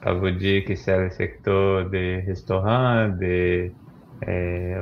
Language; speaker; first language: French; non-native, fluent; Portuguese